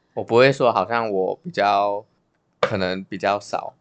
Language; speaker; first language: Chinese; native; Chinese